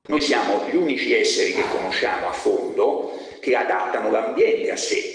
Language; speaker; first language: Italian; native; Italian